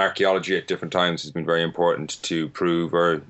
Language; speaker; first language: English; native; English